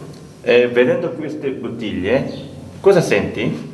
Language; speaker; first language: Italian; non-native, learner; Korean